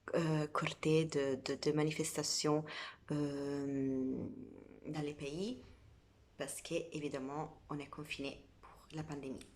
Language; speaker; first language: French; non-native, fluent; Italian